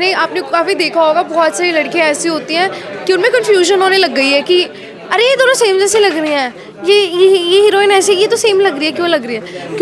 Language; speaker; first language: Hindi; native; Hindi